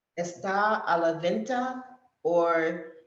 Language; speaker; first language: Spanish; non-native, learner; English